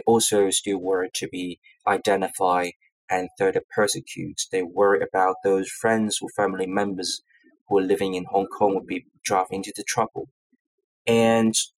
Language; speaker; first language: English; non-native, local second language; Cantonese